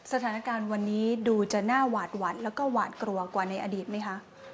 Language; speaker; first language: Thai; native; Thai